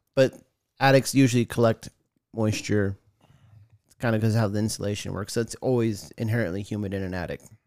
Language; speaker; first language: English; native; English